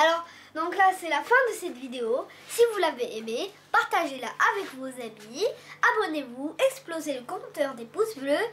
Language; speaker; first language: French; non-native, local second language; Arabic